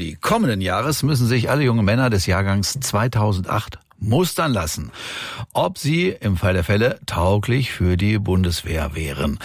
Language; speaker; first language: German; native; German